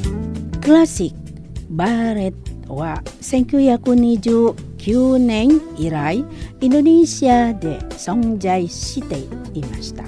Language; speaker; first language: Japanese; non-native, learner; Indonesian